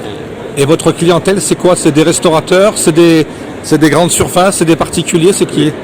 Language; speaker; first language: French; native; French